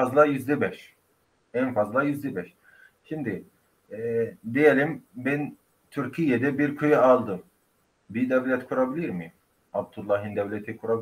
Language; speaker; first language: Turkish; non-native, fluent; Arabic